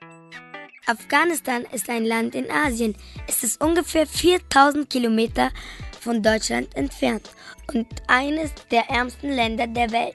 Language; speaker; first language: German; early bilingual, other home language; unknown